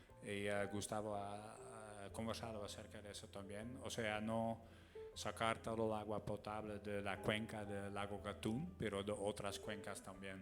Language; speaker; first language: Spanish; non-native, fluent; Dutch